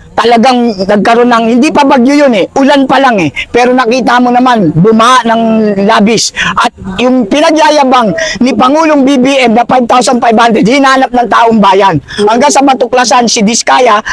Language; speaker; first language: Filipino; native; Filipino